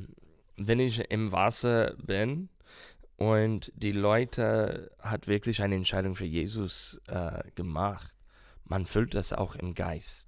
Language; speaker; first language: German; non-native, fluent; English